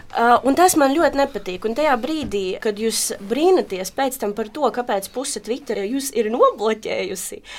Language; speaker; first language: Latvian; non-native, local second language; Russian